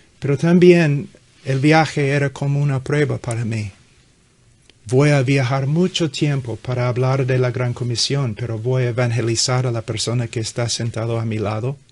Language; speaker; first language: Spanish; non-native, fluent; English